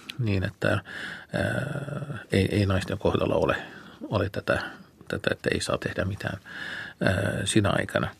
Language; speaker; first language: Finnish; non-native, fluent; Arabic